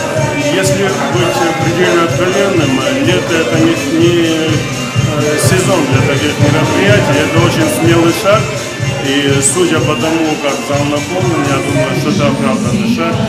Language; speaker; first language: Russian; native; Russian